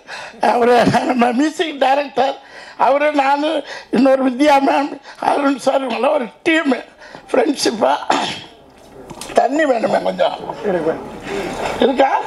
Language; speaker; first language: Tamil; native; Tamil